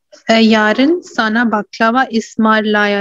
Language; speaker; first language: Turkish; non-native, learner; Urdu